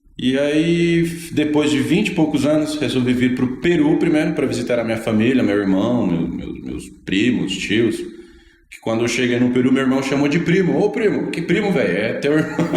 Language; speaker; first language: Portuguese; non-native, fluent; Spanish